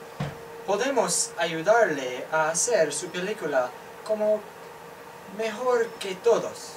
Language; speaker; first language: Spanish; non-native, learner; English